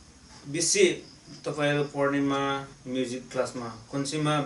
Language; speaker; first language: Nepali; non-native, local second language; Bodo